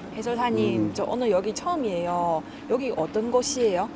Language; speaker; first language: Korean; non-native, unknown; Chinese